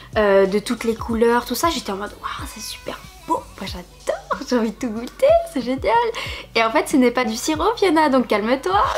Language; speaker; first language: French; native; French